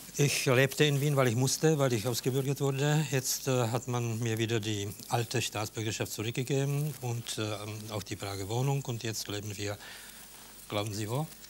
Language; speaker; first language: German; non-native, fluent; Czech